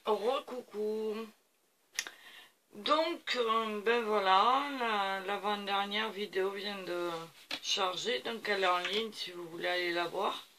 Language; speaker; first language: French; native; French